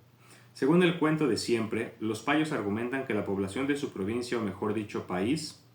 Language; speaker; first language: Spanish; native; Spanish